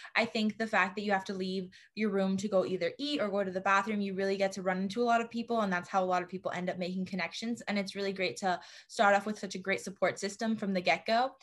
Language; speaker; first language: English; native; English